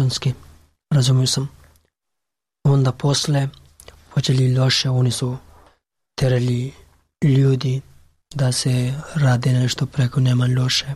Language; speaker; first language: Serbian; non-native, learner; Pashto